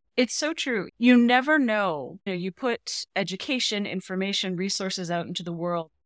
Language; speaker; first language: English; native; English